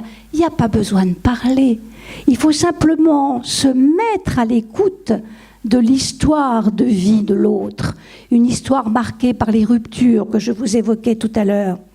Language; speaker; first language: French; native; French